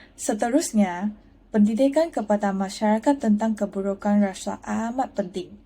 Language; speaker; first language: Malay; non-native, local second language; Chinese